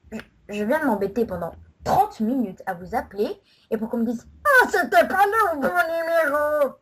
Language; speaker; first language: French; native; French